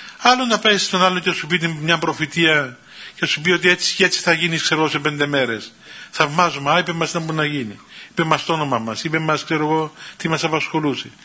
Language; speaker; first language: Greek; native; Greek